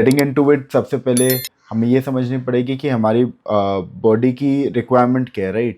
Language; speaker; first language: Hindi; non-native, local second language; Bangla